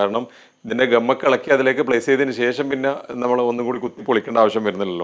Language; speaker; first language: Malayalam; native; Malayalam